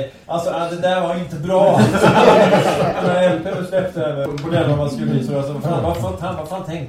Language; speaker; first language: Swedish; native; Swedish